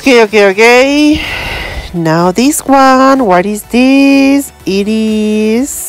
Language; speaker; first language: English; non-native, learner; Spanish